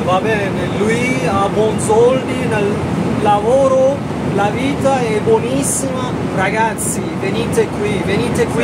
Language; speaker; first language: Italian; non-native, learner; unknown